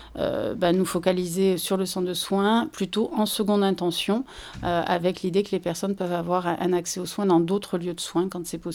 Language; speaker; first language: French; native; French